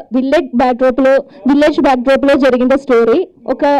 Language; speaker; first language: Telugu; non-native, learner; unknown